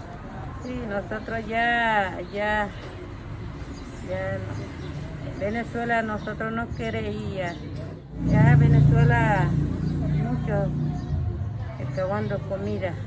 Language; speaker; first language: Spanish; non-native, learner; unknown